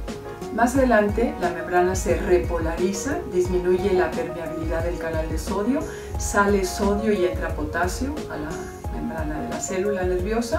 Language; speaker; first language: Spanish; native; Spanish